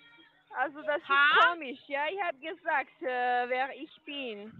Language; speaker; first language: German; non-native, learner; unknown